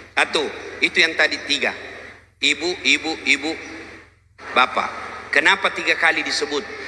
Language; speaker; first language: Indonesian; non-native, local second language; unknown